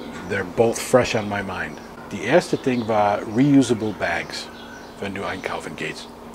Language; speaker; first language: German; non-native, learner; English